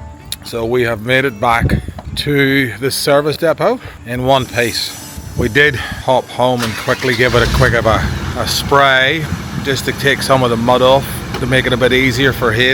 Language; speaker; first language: English; native; English